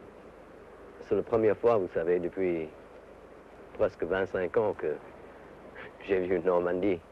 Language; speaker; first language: French; non-native, fluent; English